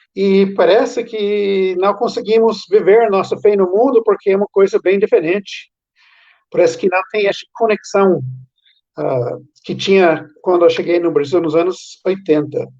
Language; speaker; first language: Portuguese; non-native, fluent; English